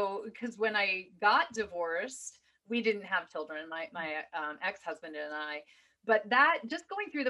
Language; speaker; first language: English; native; English